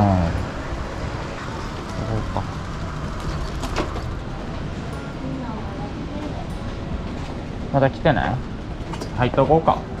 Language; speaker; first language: Japanese; native; Japanese